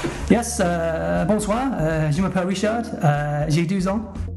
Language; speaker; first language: French; non-native, learner; English